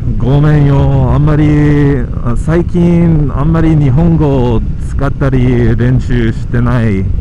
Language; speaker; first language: Japanese; non-native, learner; English